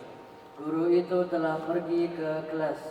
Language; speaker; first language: Indonesian; native; Indonesian